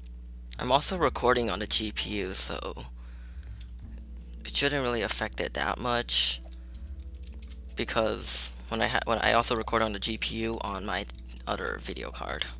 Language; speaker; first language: English; native; English